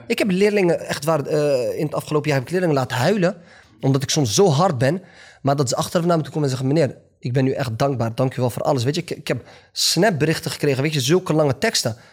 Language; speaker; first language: Dutch; early bilingual, other home language; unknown